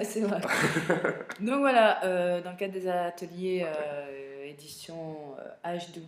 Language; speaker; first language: French; native; French